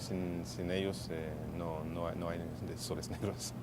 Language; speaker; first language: Spanish; non-native, fluent; French